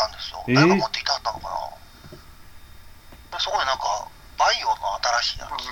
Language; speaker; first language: Japanese; native; Japanese